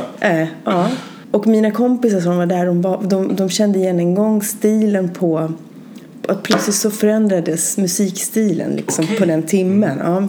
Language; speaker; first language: Swedish; early bilingual, other home language; Spanish